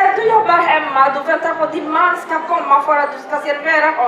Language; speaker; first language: Swedish; non-native, learner; Swahili